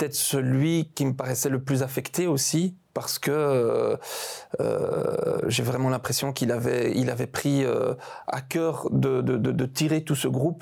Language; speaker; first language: French; native; French